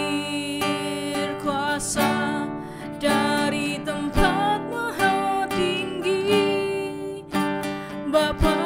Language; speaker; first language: Indonesian; native; Indonesian